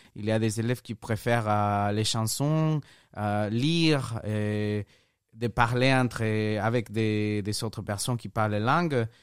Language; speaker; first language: French; non-native, learner; Spanish